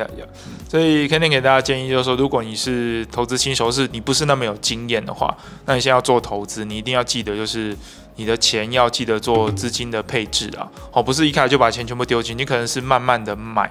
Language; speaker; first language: Chinese; native; Chinese